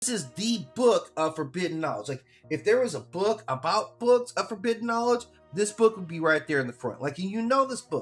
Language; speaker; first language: English; native; English